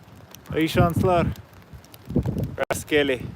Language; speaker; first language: Turkish; non-native, learner; English